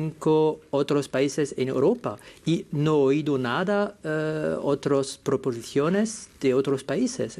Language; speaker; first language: Spanish; non-native, fluent; French